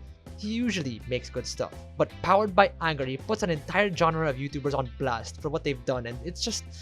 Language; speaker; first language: English; native; English